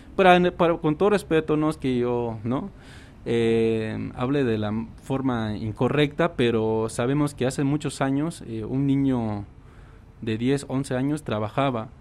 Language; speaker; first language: Spanish; non-native, local second language; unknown